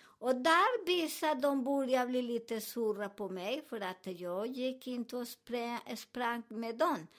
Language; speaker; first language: Swedish; non-native, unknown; Spanish